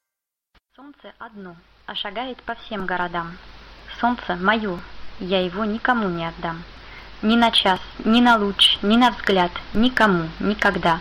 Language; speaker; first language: Russian; native; Russian